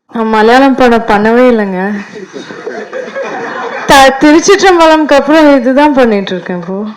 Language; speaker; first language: Tamil; non-native, local second language; Malayalam